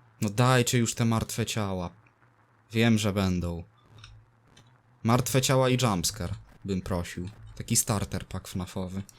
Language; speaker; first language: Polish; native; Polish